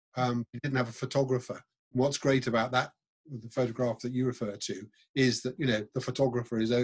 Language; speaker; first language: English; native; English